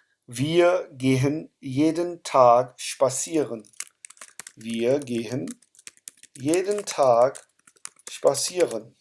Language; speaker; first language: German; non-native, fluent; Urdu